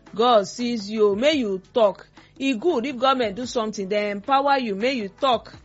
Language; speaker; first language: Nigerian Pidgin; non-native, local second language; Yoruba